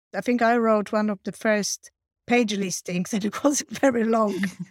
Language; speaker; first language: English; non-native, fluent; Polish